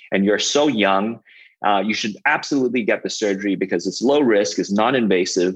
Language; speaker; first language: English; non-native, local second language; Cantonese